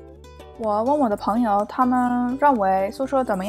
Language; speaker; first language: Chinese; non-native, learner; English